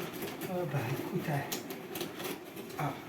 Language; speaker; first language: French; native; French